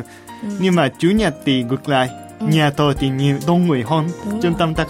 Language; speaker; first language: Vietnamese; non-native, fluent; Japanese